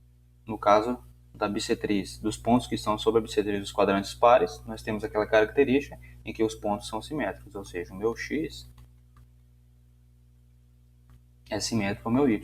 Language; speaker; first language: Portuguese; native; Portuguese